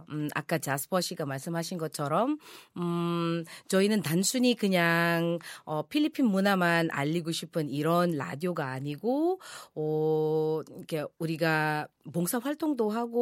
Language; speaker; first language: Korean; non-native, fluent; Filipino